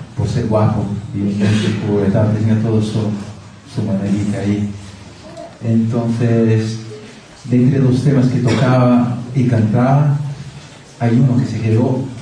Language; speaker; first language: Spanish; non-native, fluent; Portuguese